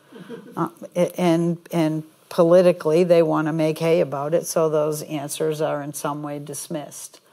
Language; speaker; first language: English; native; English